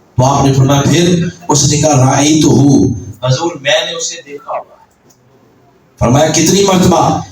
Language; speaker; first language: Urdu; non-native, local second language; Punjabi